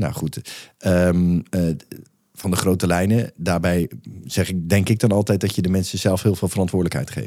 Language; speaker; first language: Dutch; native; Dutch